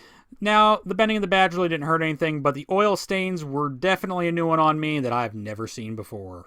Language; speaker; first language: English; native; English